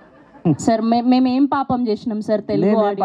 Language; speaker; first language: Telugu; native; Telugu